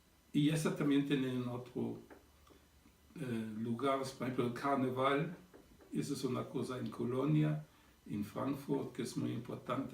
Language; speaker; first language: Spanish; non-native, fluent; German